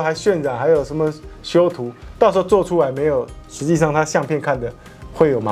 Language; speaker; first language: Chinese; native; Chinese